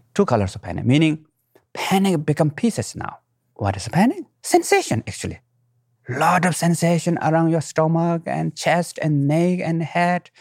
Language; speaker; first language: English; non-native, local second language; Tibetan